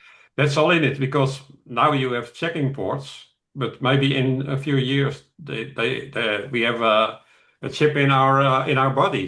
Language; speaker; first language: English; non-native, fluent; Dutch